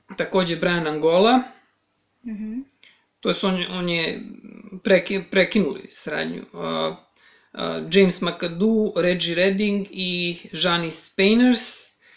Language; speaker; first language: Serbian; native; Serbian